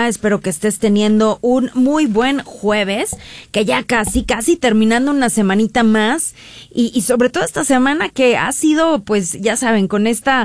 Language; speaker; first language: Spanish; native; Spanish